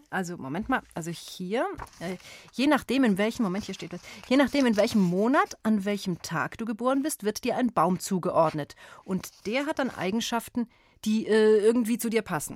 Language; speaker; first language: German; native; German